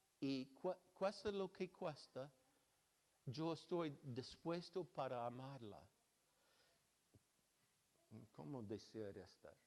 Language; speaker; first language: Spanish; non-native, fluent; English